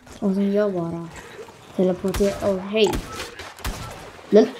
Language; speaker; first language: Swedish; early bilingual, other home language; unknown